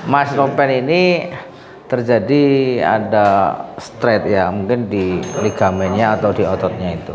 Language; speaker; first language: Indonesian; native; Indonesian